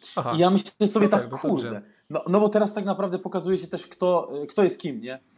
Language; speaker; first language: Polish; non-native, fluent; German